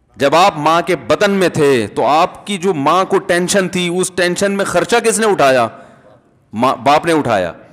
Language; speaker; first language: Urdu; native; Urdu